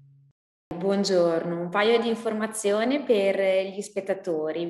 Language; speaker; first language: Italian; native; Italian